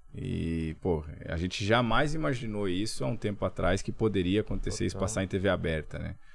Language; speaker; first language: Portuguese; native; Portuguese